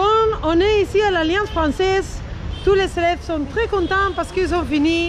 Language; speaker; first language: French; non-native, fluent; Spanish